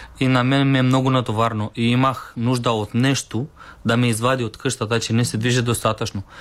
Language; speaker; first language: Bulgarian; non-native, learner; Romanian